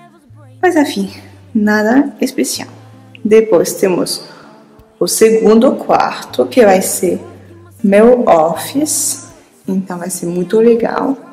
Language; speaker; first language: Portuguese; non-native, fluent; French